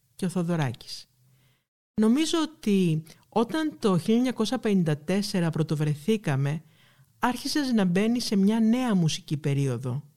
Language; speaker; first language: Greek; native; Greek